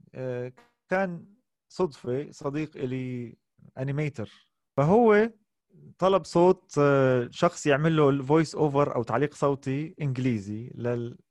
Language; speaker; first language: Arabic; native; Arabic